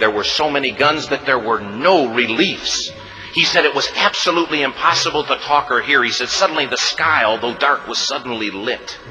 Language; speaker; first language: English; native; English